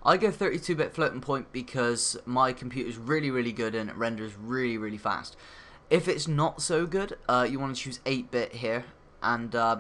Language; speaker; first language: English; native; English